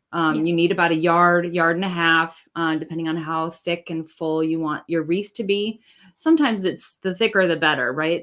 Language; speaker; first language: English; native; English